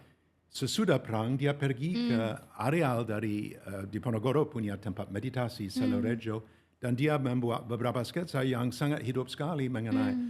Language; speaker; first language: Indonesian; non-native, fluent; English